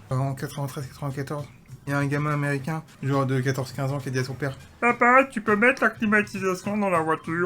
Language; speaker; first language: French; native; French